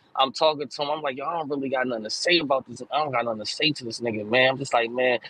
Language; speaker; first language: English; native; English